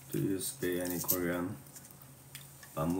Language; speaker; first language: English; non-native, learner; Korean